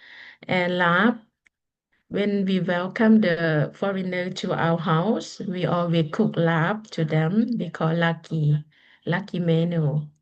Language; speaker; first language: English; non-native, learner; Lao